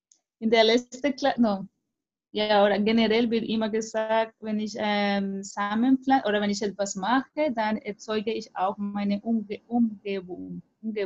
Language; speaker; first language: German; non-native, fluent; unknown